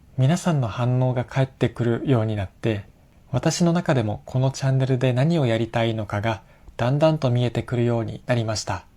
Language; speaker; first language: Japanese; native; Japanese